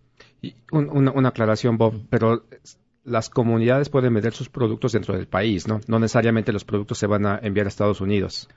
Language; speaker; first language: Spanish; native; Spanish